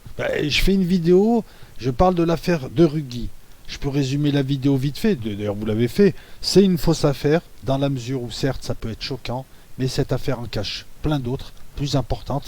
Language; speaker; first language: French; native; French